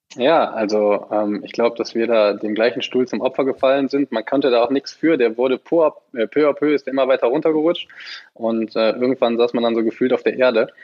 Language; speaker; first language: German; native; German